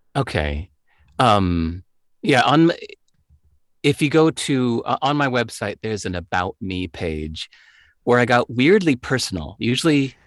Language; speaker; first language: English; native; English